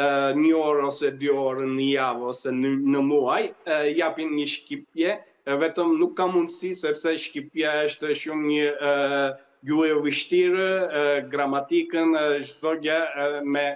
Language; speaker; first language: Albanian; early bilingual, heritage; Albanian